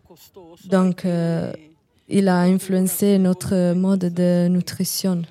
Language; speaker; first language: French; non-native, learner; Italian